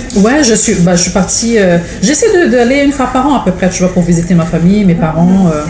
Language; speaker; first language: French; non-native, fluent; Portuguese